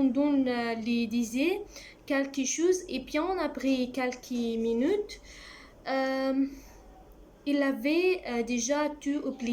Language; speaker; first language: French; non-native, learner; Arabic